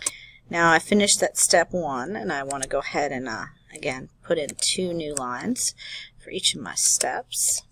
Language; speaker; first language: English; native; English